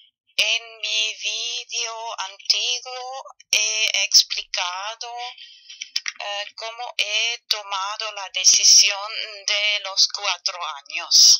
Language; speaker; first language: Spanish; non-native, fluent; German